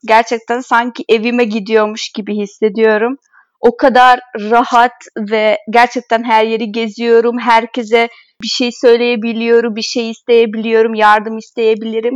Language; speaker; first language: Turkish; non-native, fluent; Hungarian